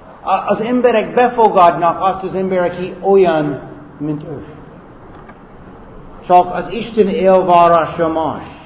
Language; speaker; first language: Hungarian; non-native, fluent; English